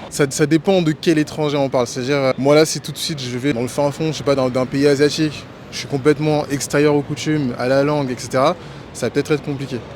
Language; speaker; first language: French; early bilingual, other home language; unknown